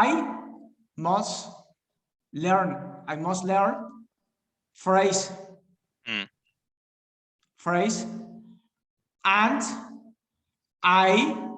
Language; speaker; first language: English; non-native, learner; Spanish